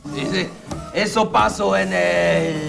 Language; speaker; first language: Spanish; non-native, fluent; German